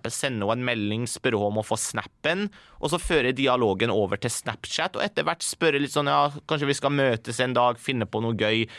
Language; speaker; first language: Norwegian; early bilingual, other home language; Persian